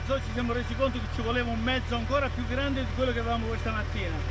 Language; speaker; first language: Italian; native; Italian